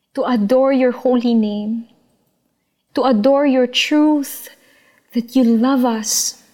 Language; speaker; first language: English; non-native, local second language; Filipino